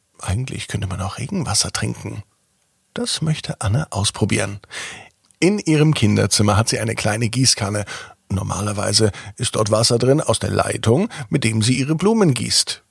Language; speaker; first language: German; native; German